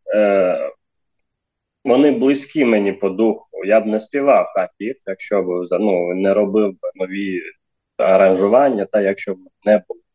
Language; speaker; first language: Ukrainian; non-native, local second language; Crimean Tatar